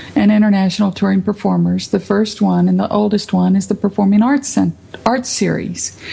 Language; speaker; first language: English; native; English